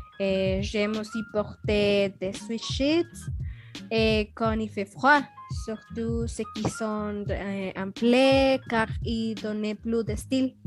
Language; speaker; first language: French; non-native, learner; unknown